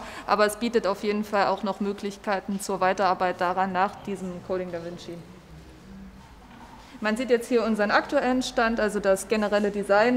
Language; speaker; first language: German; native; German